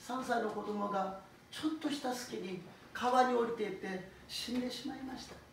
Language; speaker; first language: Japanese; non-native, fluent; Korean